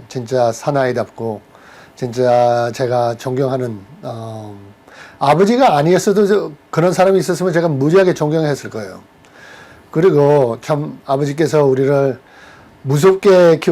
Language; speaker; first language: Korean; early bilingual, heritage; Korean